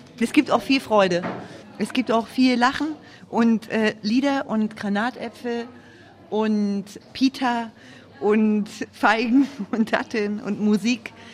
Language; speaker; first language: German; native; German